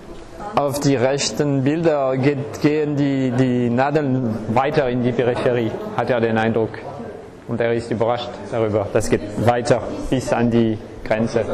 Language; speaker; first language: German; non-native, fluent; French